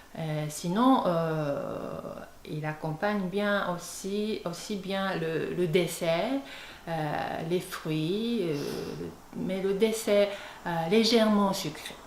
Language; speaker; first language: French; non-native, fluent; Japanese